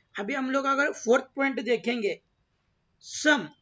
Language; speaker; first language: Hindi; non-native, local second language; Marathi